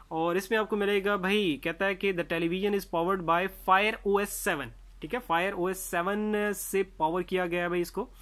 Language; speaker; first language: Hindi; native; Hindi